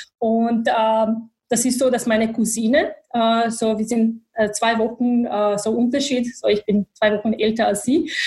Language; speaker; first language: German; non-native, fluent; Bosnian